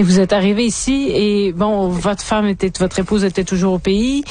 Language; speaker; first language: French; native; French